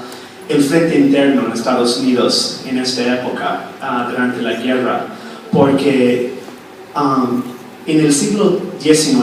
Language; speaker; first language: Spanish; non-native, fluent; English